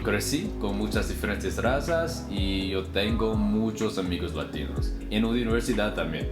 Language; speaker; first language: Spanish; non-native, learner; English